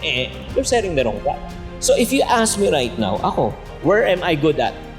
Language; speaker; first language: English; non-native, local second language; Filipino